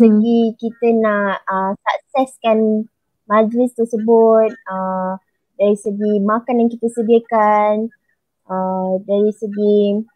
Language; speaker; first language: Malay; native; Malay